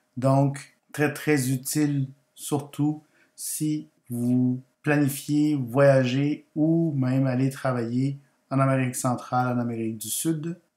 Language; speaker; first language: French; non-native, fluent; Spanish